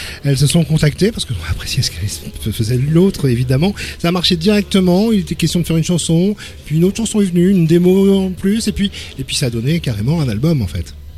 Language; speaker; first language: French; native; French